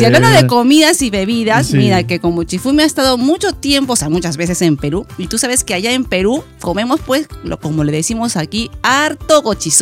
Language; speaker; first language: Spanish; native; Spanish